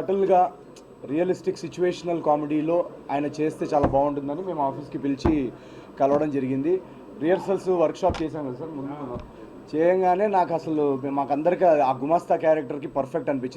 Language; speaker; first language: Telugu; native; Telugu